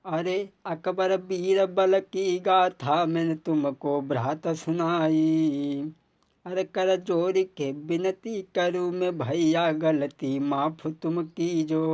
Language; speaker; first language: Hindi; native; Hindi